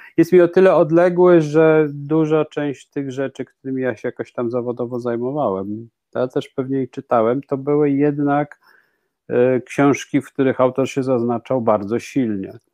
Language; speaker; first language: Polish; native; Polish